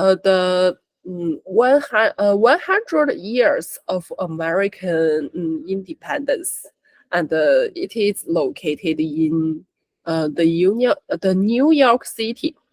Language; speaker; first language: English; non-native, learner; Chinese